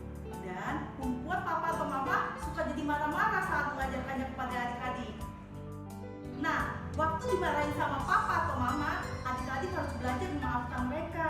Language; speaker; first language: Indonesian; native; Indonesian